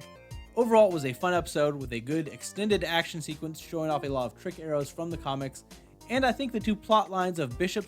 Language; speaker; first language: English; native; English